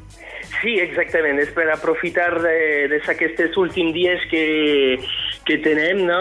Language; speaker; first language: Catalan; non-native, fluent; French